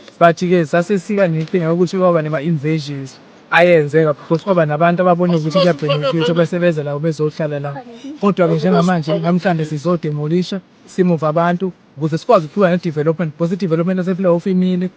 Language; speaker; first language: Zulu; native; Zulu